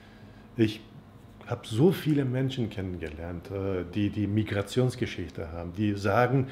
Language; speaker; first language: German; non-native, fluent; Turkish